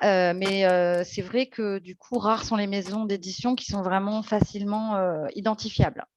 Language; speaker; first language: French; native; French